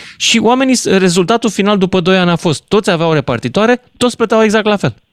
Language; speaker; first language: Romanian; native; Romanian